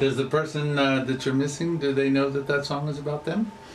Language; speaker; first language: English; native; English